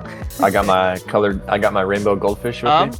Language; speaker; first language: English; native; English